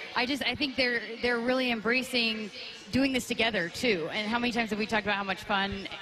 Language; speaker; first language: English; native; English